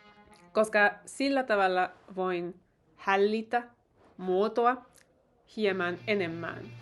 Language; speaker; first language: Finnish; non-native, fluent; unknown